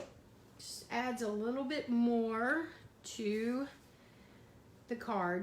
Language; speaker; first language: English; native; English